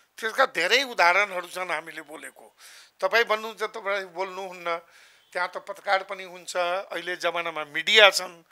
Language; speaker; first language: Nepali; non-native, local second language; Maithili